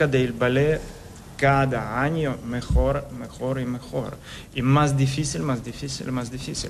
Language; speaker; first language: Spanish; non-native, fluent; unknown